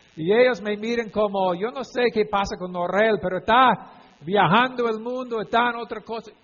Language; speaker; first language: Spanish; non-native, fluent; English